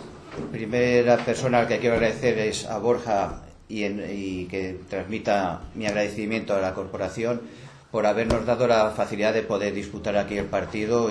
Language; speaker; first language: Spanish; native; Spanish